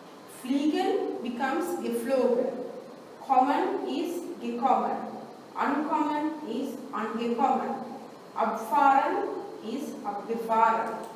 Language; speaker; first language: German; non-native, fluent; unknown